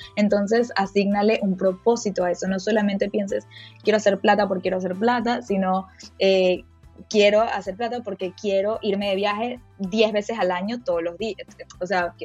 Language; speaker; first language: Spanish; native; Spanish